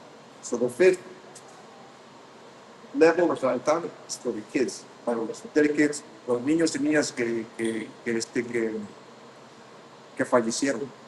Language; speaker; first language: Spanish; early bilingual, heritage; Spanish